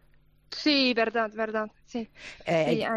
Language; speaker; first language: Spanish; non-native, fluent; German